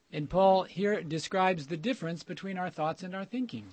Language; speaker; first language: English; native; English